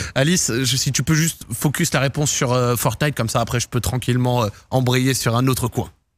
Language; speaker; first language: French; native; French